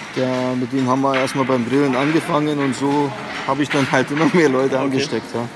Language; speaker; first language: German; non-native, fluent; Latvian